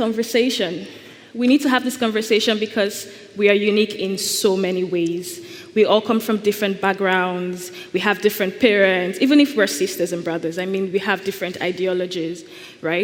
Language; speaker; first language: English; non-native, local second language; Igbo